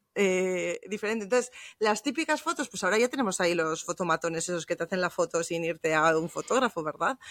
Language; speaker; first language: Spanish; native; Spanish